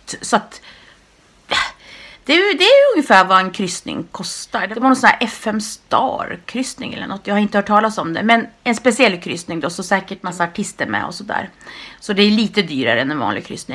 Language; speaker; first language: Swedish; native; Swedish